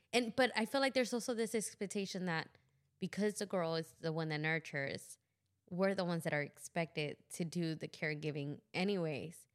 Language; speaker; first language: English; early bilingual, other home language; Spanish